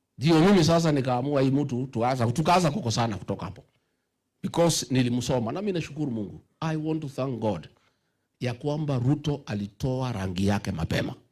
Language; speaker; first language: Swahili; non-native, local second language; Kikuyu